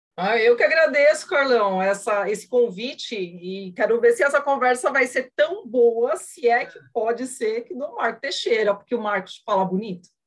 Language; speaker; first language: Portuguese; early bilingual, other home language; Spanish